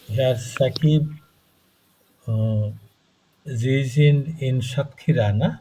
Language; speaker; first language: German; non-native, fluent; Bangla